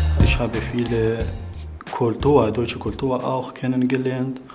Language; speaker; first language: German; non-native, learner; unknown